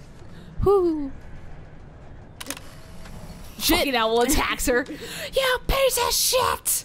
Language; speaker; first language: English; native; English